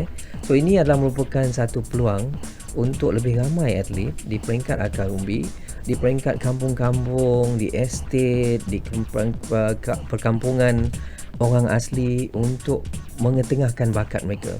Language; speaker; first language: Malay; native; Malay